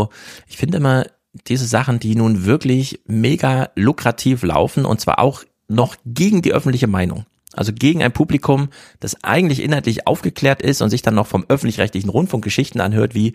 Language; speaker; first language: German; native; German